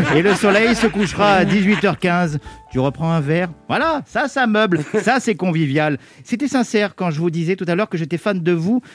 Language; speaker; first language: French; native; French